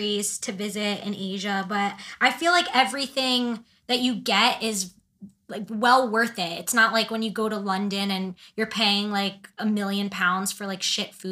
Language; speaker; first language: English; native; English